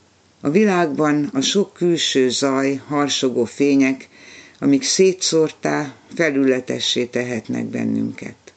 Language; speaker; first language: Hungarian; native; Hungarian